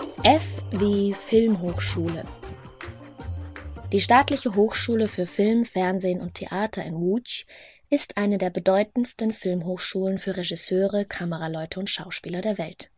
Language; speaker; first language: German; native; German